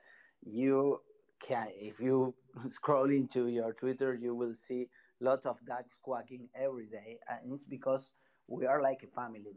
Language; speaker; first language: English; non-native, fluent; Spanish